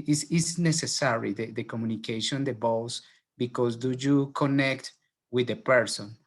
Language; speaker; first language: English; non-native, learner; Spanish